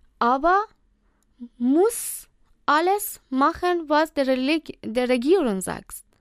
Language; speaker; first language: German; non-native, learner; Persian